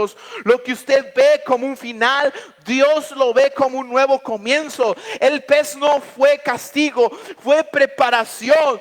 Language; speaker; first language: Spanish; native; Spanish